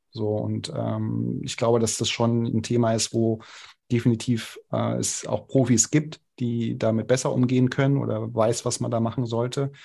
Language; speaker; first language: German; non-native, local second language; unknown